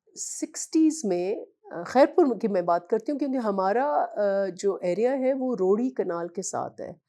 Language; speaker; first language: Urdu; non-native, local second language; Sindhi